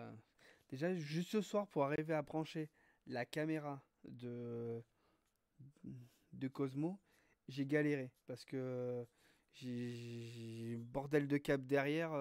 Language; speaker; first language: French; native; French